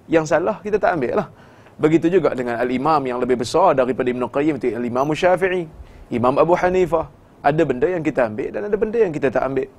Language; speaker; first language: Malay; native; Malay